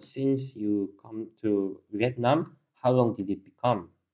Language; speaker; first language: English; non-native, fluent; Korean